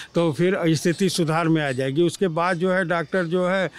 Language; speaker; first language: Hindi; native; Hindi